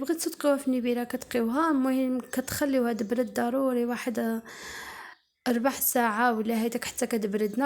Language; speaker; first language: Arabic; native; Arabic